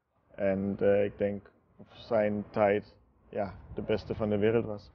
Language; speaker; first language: Dutch; non-native, fluent; German